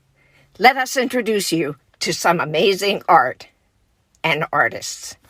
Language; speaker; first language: English; native; English